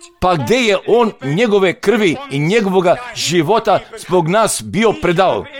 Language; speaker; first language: Croatian; non-native, fluent; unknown